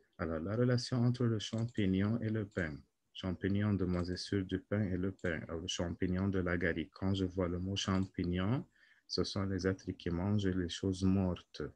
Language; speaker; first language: French; non-native, local second language; Arabic